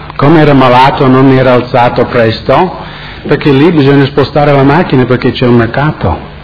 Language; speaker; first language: Italian; non-native, fluent; English